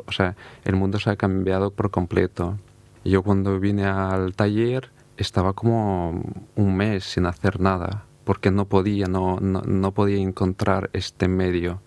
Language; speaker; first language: Spanish; non-native, fluent; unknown